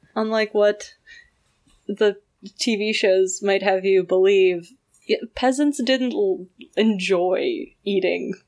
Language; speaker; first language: English; native; English